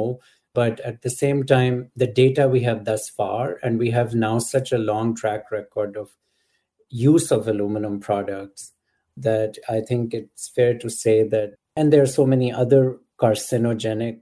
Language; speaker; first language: English; non-native, local second language; Urdu